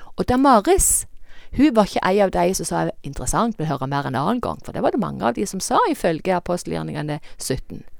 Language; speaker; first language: Norwegian; native; Norwegian